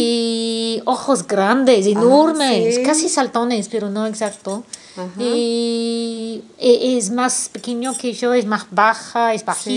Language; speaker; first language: Spanish; non-native, fluent; English